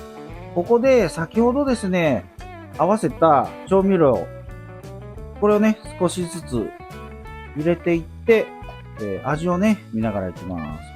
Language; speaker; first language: Japanese; native; Japanese